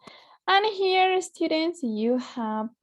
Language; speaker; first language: English; non-native, fluent; Spanish